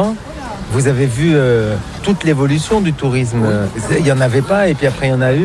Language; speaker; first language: French; native; French